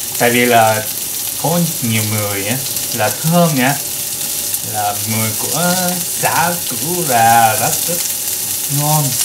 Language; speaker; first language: Vietnamese; non-native, learner; Japanese